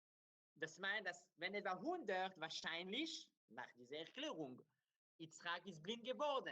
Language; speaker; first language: German; non-native, learner; Hebrew